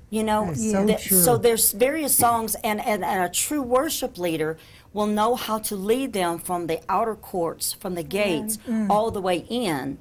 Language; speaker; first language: English; native; English